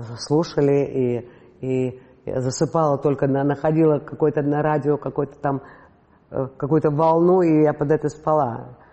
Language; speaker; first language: Russian; non-native, local second language; Latvian